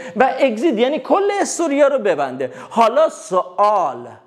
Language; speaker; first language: Persian; native; Persian